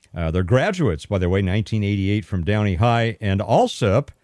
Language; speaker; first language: English; native; English